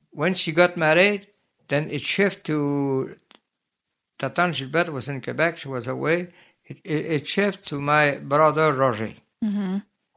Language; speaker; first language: English; native; English